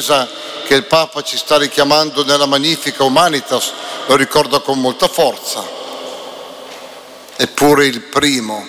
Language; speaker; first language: Italian; native; Italian